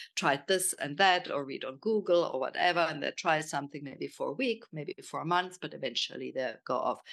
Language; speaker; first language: English; non-native, fluent; German